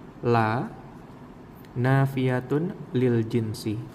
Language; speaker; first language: Arabic; non-native, learner; Indonesian